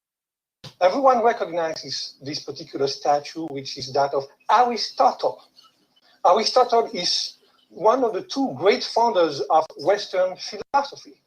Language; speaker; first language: English; non-native, fluent; French